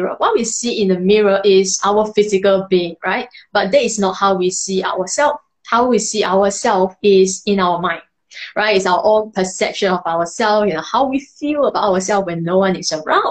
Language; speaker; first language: English; non-native, local second language; Chinese